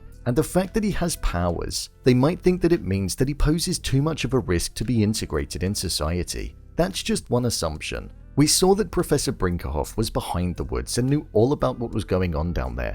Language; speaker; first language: English; native; English